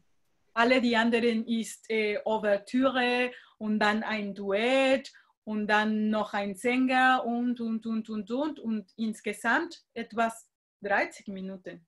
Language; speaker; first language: German; non-native, fluent; Spanish